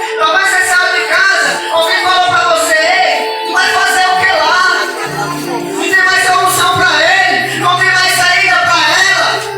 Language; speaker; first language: Portuguese; native; Portuguese